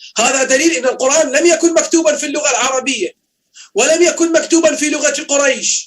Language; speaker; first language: Arabic; native; Arabic